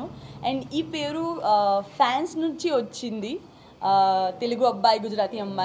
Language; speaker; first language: Telugu; non-native, learner; Gujarati